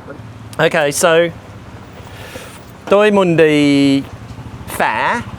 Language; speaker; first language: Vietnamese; non-native, learner; English